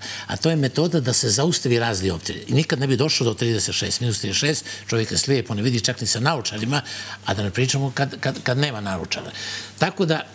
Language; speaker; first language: Bosnian; native; Bosnian